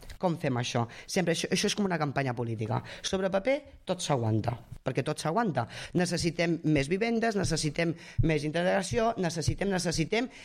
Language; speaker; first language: Catalan; non-native, fluent; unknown